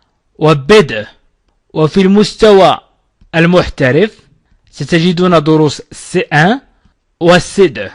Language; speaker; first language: Arabic; native; Arabic